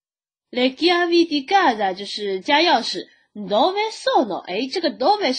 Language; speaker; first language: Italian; non-native, fluent; Chinese